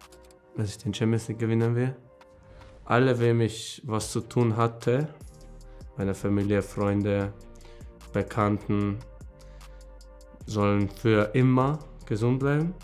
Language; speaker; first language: German; non-native, fluent; Hungarian